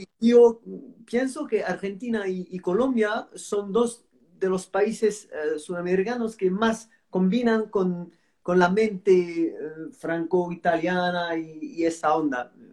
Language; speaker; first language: Spanish; non-native, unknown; French